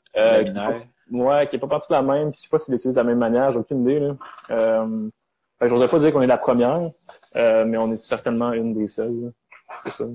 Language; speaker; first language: French; native; French